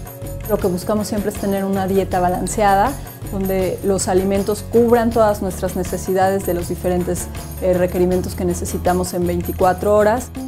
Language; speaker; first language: Spanish; native; Spanish